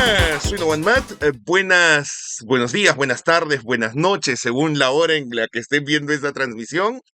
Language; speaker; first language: Spanish; native; Spanish